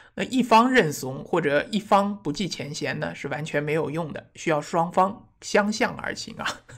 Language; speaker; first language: Chinese; native; Chinese